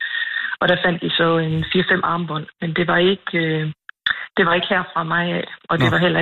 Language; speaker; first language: Danish; native; Danish